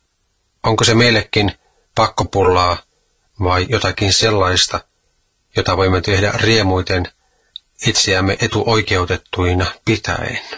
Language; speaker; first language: Finnish; native; Finnish